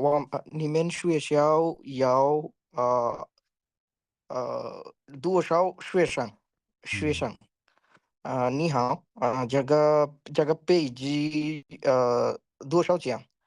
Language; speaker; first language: Chinese; non-native, learner; Bangla